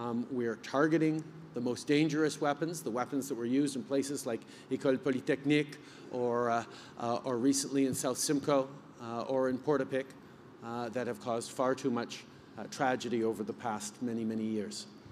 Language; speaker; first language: English; early bilingual, other home language; French